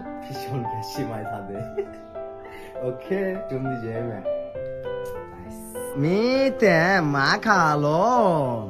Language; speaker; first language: English; non-native, learner; Bangla